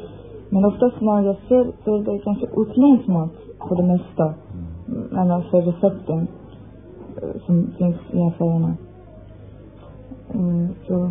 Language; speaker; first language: Swedish; non-native, fluent; Persian